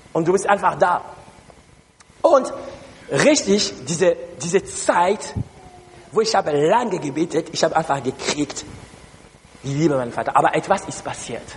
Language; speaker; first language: German; non-native, learner; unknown